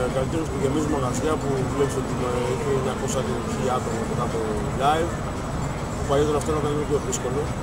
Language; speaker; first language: Greek; early bilingual, other home language; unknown